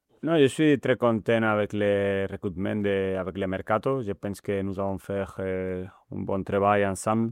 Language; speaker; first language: French; non-native, fluent; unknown